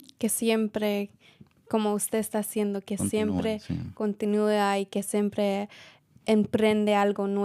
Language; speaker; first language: Spanish; early bilingual, heritage; Spanish